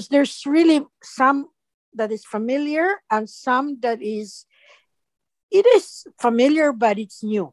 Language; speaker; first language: English; non-native, fluent; Spanish